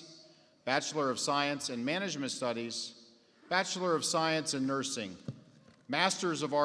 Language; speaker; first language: English; native; English